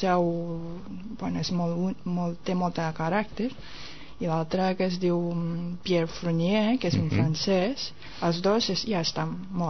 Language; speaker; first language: Catalan; non-native, fluent; Japanese